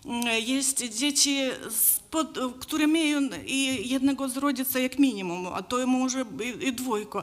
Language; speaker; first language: Polish; non-native, learner; Ukrainian